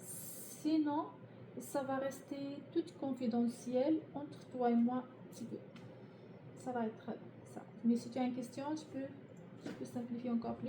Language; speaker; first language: French; non-native, learner; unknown